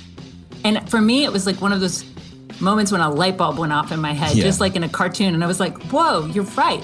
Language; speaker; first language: English; native; English